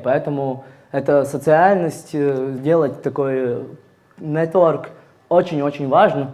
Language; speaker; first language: Russian; non-native, fluent; Latvian